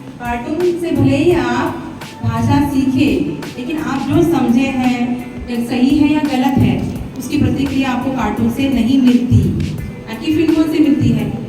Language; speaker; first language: Hindi; non-native, local second language; Marathi